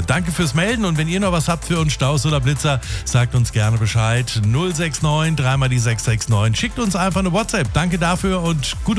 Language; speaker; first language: German; native; German